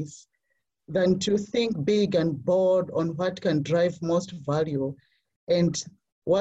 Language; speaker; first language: English; non-native, local second language; Nyanja